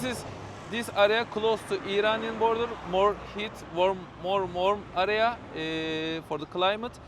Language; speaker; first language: English; non-native, fluent; Turkish